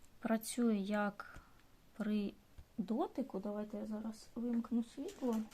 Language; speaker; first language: Ukrainian; non-native, local second language; Russian